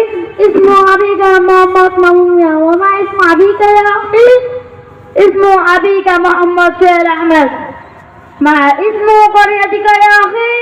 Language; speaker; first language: Arabic; non-native, learner; Bangla